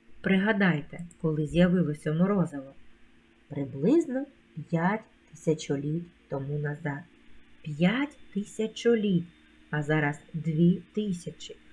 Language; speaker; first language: Ukrainian; native; Ukrainian